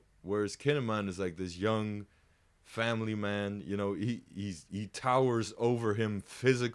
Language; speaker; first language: English; native; English